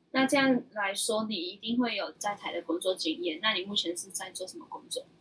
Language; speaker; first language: Chinese; early bilingual, heritage; Chinese